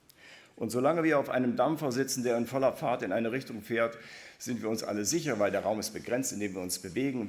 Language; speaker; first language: German; native; German